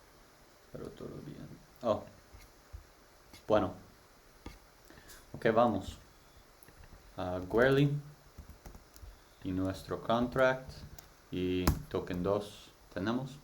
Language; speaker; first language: Spanish; non-native, learner; English